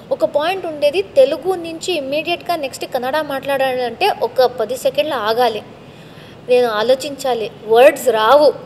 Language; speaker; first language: Telugu; non-native, local second language; Tamil